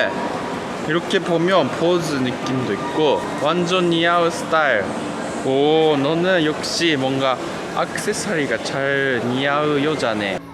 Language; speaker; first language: Korean; non-native, learner; Japanese